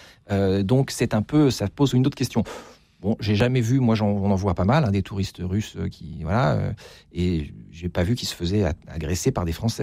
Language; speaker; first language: French; native; French